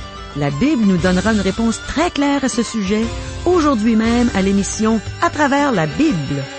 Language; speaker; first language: French; native; French